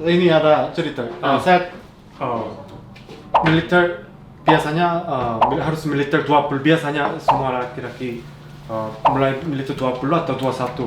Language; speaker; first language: Indonesian; non-native, learner; Korean